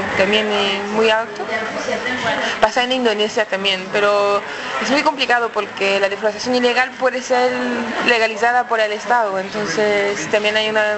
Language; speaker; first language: Spanish; non-native, fluent; French